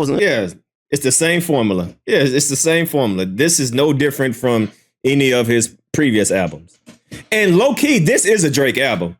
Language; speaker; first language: English; native; English